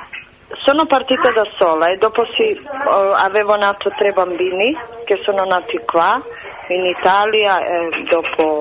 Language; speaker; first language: Italian; non-native, fluent; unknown